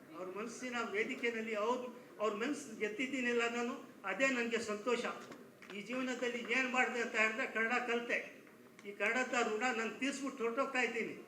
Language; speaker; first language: Kannada; non-native, local second language; Urdu